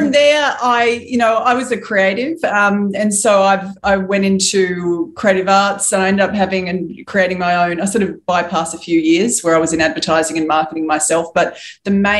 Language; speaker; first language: English; native; English